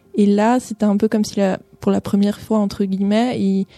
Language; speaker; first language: French; native; French